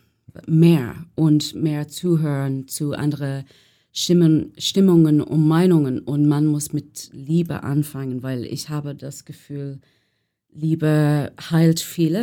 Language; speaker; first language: German; non-native, learner; English